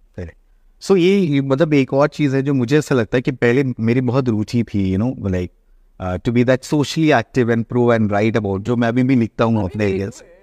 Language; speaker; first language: Hindi; native; Hindi